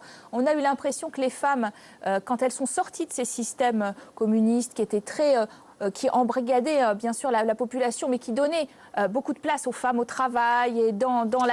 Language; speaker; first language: French; native; French